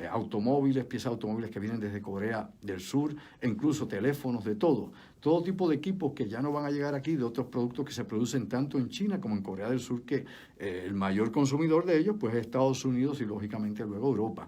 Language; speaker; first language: Spanish; native; Spanish